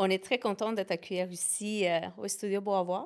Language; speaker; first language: French; native; French